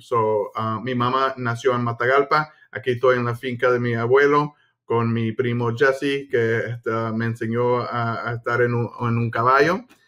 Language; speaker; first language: Spanish; early bilingual, heritage; Spanish